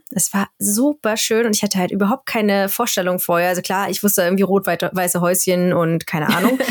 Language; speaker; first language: German; native; German